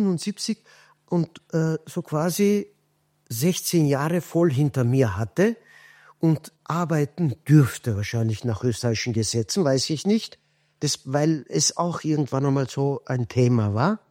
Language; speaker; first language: German; non-native, fluent; Kurdish